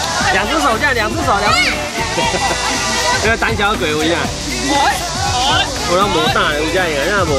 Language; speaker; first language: Chinese; native; Chinese